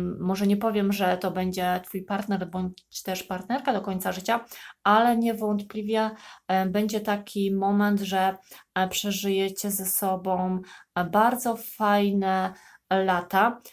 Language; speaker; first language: Polish; native; Polish